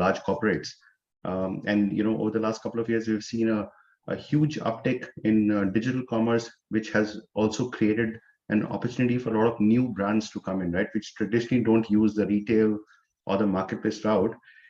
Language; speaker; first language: English; non-native, local second language; Hindi